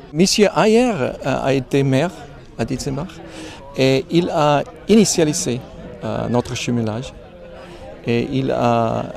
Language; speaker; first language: French; non-native, fluent; German